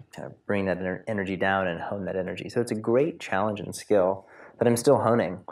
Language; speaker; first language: English; native; English